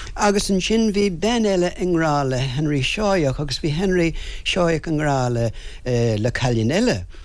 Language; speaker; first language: Irish; non-native, local second language; English